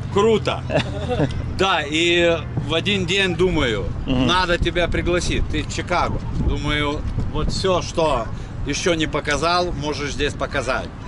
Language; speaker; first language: Russian; non-native, local second language; Lithuanian